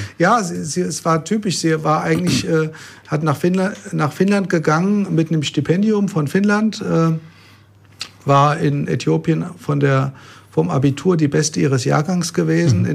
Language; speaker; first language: German; native; German